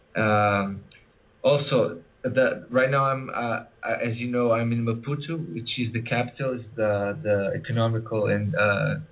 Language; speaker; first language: English; early bilingual, other home language; Portuguese